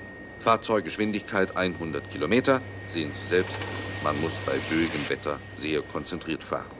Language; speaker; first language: German; native; German